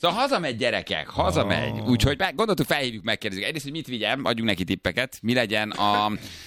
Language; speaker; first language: Hungarian; native; Hungarian